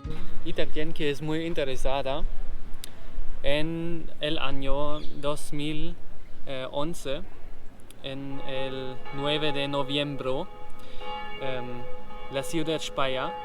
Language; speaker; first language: Spanish; non-native, learner; German